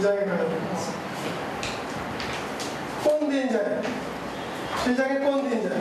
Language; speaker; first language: Korean; non-native, learner; Bangla